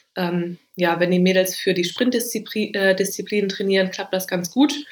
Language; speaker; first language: German; native; German